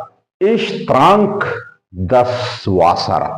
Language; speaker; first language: German; non-native, fluent; Urdu